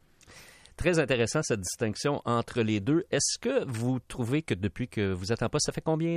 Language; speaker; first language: French; native; French